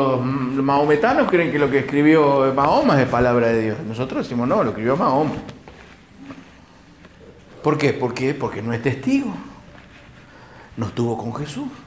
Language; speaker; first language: Spanish; native; Spanish